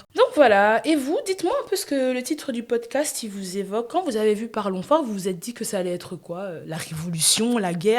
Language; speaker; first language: French; native; French